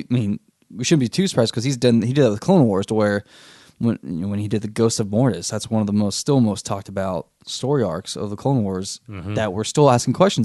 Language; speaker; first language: English; native; English